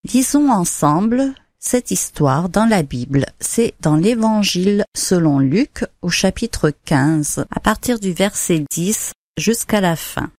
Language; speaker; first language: French; native; French